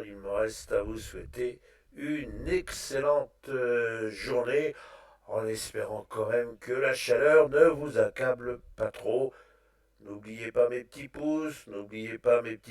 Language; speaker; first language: French; native; French